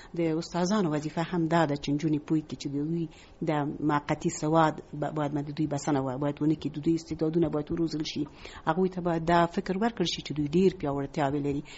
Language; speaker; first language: Pashto; non-native, local second language; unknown